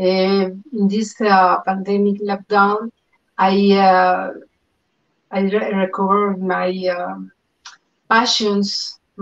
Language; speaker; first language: English; non-native, learner; Spanish